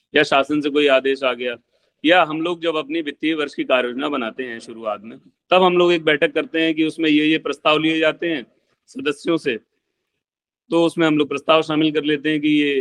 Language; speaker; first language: Hindi; native; Hindi